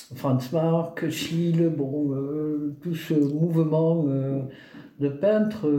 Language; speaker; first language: French; native; French